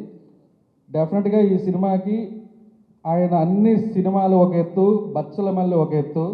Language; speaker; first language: Telugu; native; Telugu